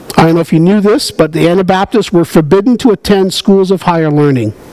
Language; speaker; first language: English; native; English